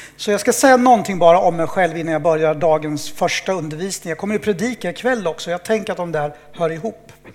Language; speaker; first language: Swedish; native; Swedish